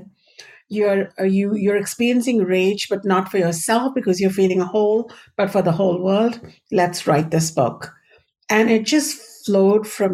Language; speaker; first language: English; non-native, local second language; Hindi